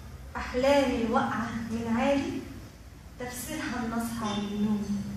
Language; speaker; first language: Arabic; native; Arabic